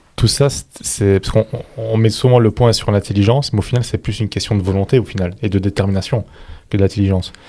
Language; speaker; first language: French; native; French